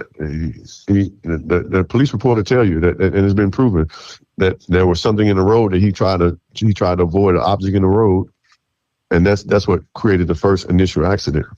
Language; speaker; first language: English; native; English